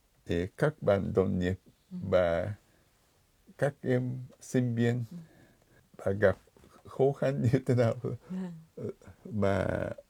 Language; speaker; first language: Vietnamese; non-native, fluent; Japanese